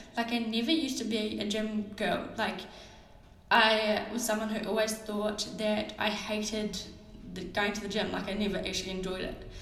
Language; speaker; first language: English; native; English